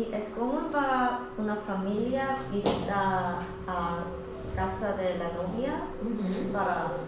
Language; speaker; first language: Spanish; non-native, learner; Korean